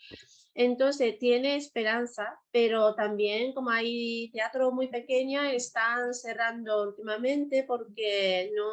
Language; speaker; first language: Spanish; non-native, learner; Japanese